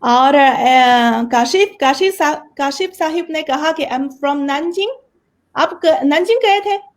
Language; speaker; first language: Hindi; non-native, fluent; Chinese